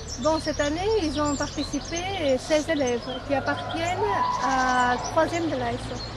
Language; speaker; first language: French; non-native, fluent; Galician